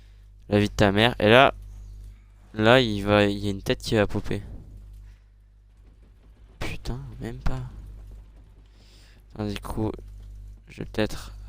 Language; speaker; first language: French; native; French